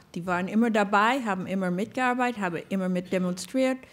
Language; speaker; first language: German; non-native, fluent; English